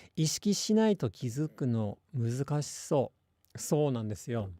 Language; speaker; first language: Japanese; non-native, fluent; English